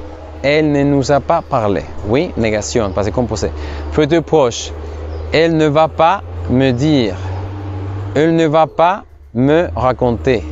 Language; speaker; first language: French; non-native, fluent; Spanish